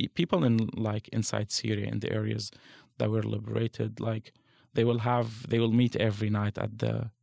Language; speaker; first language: English; non-native, fluent; Arabic